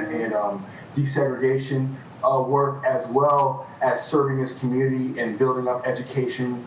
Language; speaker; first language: English; native; English